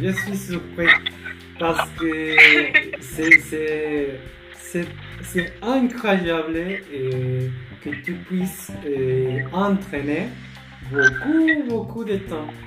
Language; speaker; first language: French; non-native, learner; Spanish